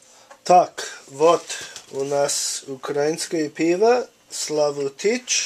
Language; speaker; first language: Russian; non-native, learner; English